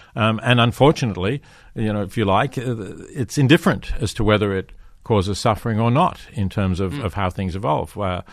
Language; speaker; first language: English; native; English